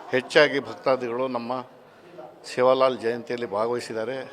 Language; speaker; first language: Kannada; non-native, local second language; Lambadi